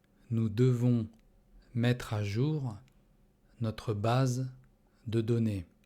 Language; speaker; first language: French; non-native, fluent; Russian